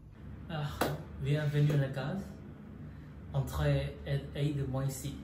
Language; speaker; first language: French; non-native, learner; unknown